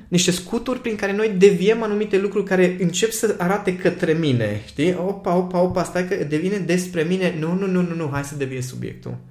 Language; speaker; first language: Romanian; non-native, local second language; Hungarian